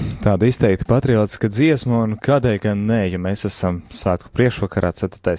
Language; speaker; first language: Latvian; native; Latvian